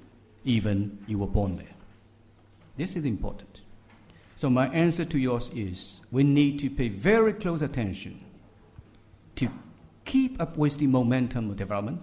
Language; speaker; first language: English; non-native, fluent; Chinese